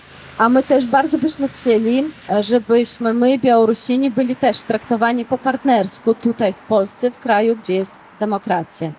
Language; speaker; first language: Polish; non-native, fluent; Belarusian